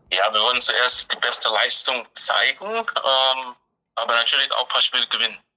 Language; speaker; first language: German; non-native, fluent; English